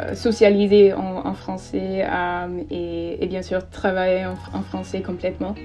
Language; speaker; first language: French; non-native, fluent; English